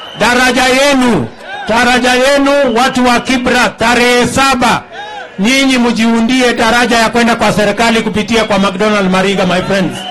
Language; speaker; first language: Swahili; non-native, local second language; Kalenjin